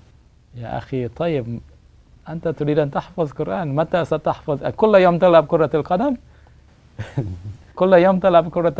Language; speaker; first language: Arabic; non-native, learner; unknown